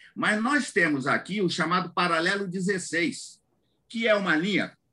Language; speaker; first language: Portuguese; native; Portuguese